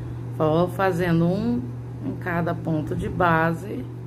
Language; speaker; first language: Portuguese; native; Portuguese